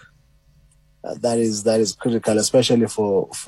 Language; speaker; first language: English; non-native, local second language; Xhosa